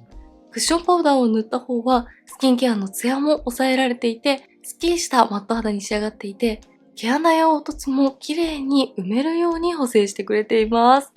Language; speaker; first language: Japanese; native; Japanese